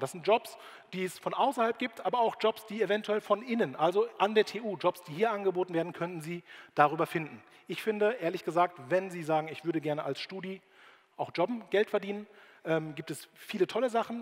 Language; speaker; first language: German; native; German